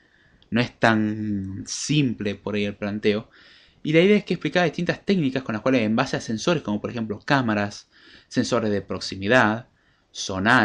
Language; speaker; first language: Spanish; native; Spanish